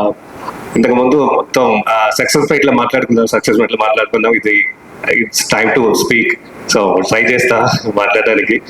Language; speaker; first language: Telugu; non-native, fluent; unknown